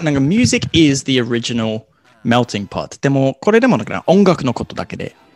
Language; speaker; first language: Japanese; non-native, fluent; English